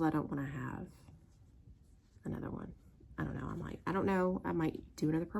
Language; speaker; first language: English; native; English